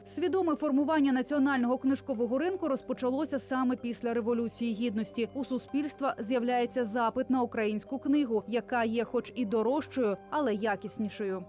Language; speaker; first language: Ukrainian; early bilingual, other home language; Russian